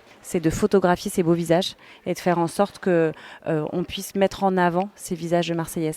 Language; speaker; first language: French; native; French